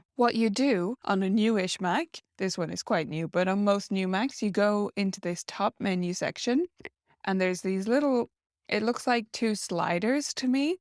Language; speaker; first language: English; native; English